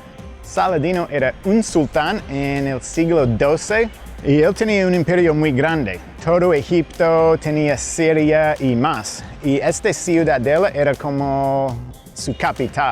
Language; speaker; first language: Spanish; non-native, fluent; English